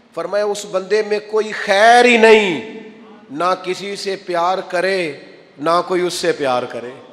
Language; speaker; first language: Urdu; non-native, local second language; Punjabi